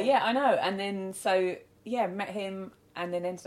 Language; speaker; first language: English; native; English